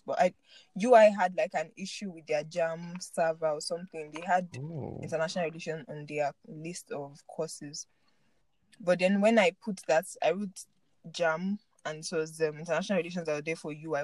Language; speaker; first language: English; non-native, local second language; Yoruba